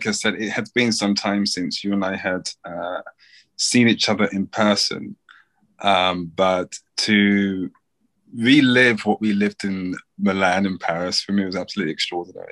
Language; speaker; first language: English; native; English